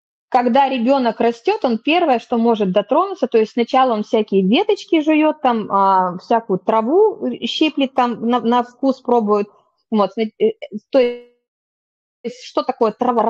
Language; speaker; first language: Russian; native; Russian